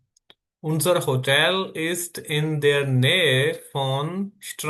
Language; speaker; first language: German; non-native, fluent; Urdu